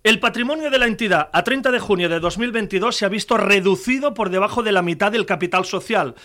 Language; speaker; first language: Spanish; non-native, local second language; Catalan